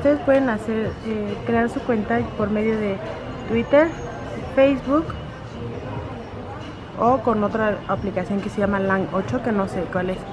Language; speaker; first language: Spanish; native; Spanish